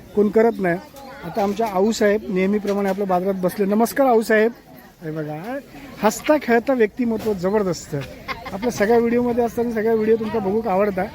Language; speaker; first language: Marathi; native; Marathi